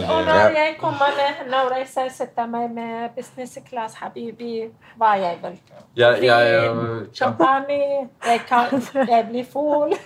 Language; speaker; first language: Norwegian; non-native, learner; Arabic